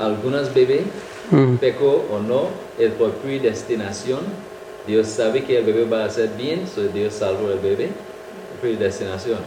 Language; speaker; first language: Spanish; non-native, fluent; English